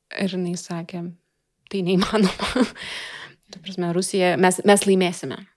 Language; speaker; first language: Lithuanian; non-native, local second language; Russian